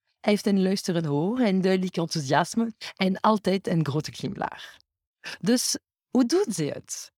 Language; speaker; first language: Dutch; non-native, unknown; French